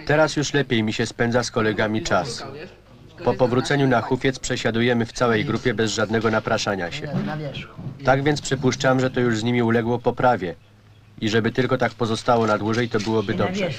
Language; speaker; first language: Polish; native; Polish